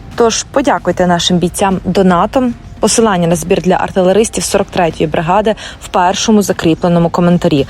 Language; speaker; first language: Ukrainian; native; Ukrainian